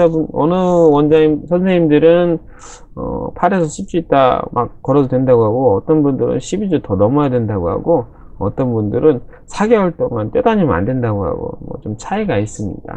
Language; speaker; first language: Korean; native; Korean